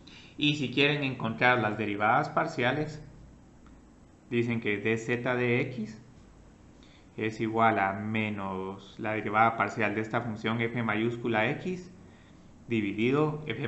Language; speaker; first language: Spanish; native; Spanish